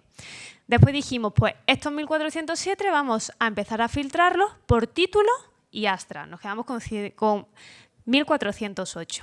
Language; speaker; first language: Spanish; native; Spanish